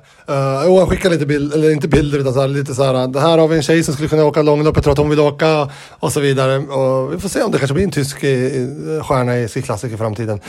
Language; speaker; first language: Swedish; native; Swedish